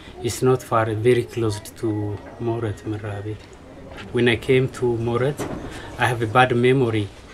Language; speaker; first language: English; non-native, learner; Amharic